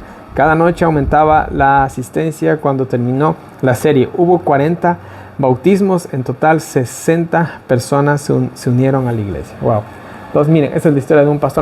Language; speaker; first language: Spanish; native; Spanish